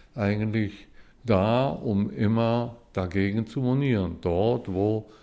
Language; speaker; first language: German; early bilingual, heritage; Hebrew